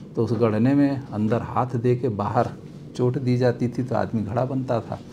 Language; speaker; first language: Hindi; native; Hindi